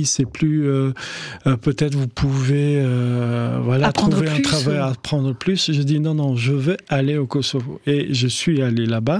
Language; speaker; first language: French; non-native, fluent; Albanian